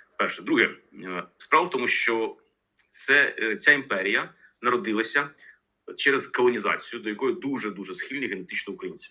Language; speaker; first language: Ukrainian; native; Ukrainian